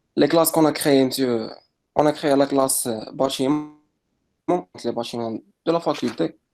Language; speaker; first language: French; non-native, local second language; Arabic